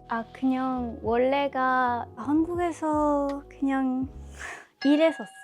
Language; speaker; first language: Korean; non-native, learner; French